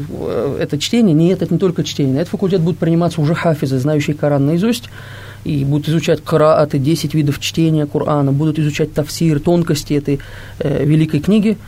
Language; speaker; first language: Russian; non-native, local second language; Tatar